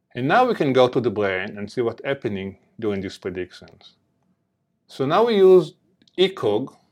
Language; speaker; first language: English; non-native, fluent; Hebrew